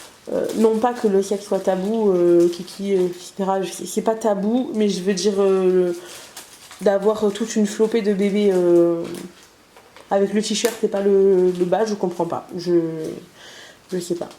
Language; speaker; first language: French; native; French